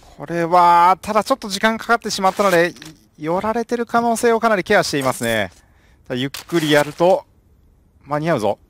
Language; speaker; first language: Japanese; native; Japanese